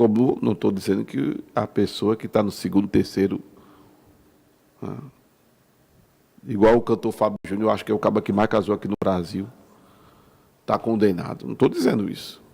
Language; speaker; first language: Portuguese; native; Portuguese